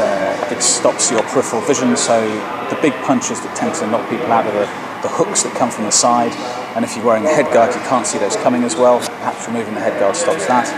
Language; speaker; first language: English; native; English